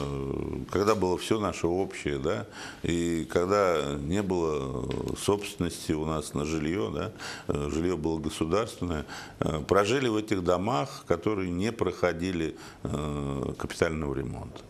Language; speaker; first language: Russian; native; Russian